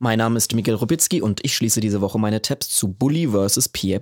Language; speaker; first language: German; native; German